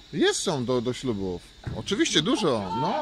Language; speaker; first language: Polish; native; Polish